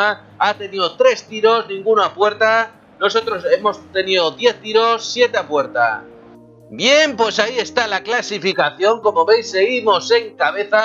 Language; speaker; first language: Spanish; native; Spanish